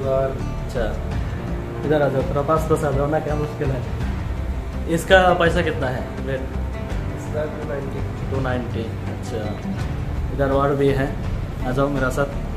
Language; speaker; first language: Hindi; non-native, learner; Bangla